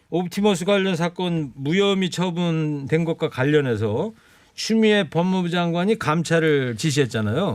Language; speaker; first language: Korean; native; Korean